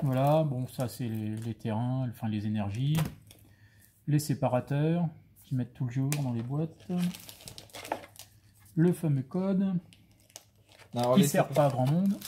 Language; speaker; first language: French; native; French